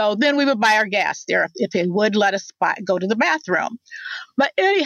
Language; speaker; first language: English; native; English